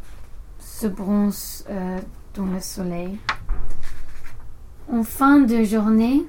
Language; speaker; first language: French; non-native, learner; English